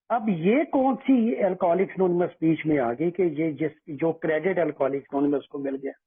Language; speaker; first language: Hindi; native; Hindi